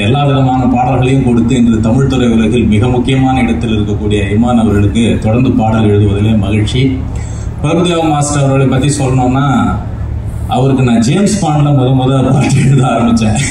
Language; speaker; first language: Tamil; native; Tamil